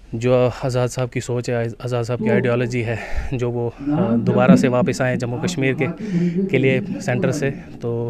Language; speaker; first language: Hindi; native; Hindi